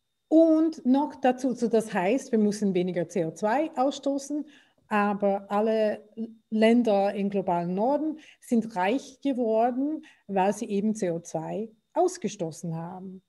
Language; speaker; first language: German; non-native, fluent; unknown